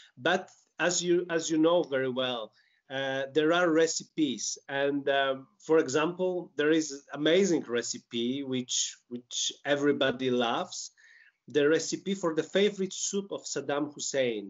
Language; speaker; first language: English; non-native, fluent; Polish